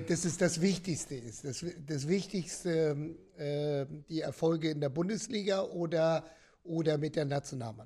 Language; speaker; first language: German; native; German